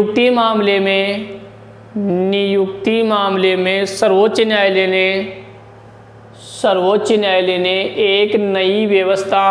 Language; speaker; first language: Hindi; native; Hindi